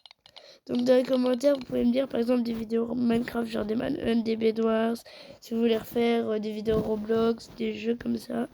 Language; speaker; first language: French; native; French